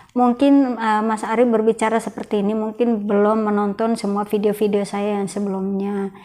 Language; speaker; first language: Indonesian; non-native, local second language; Tetum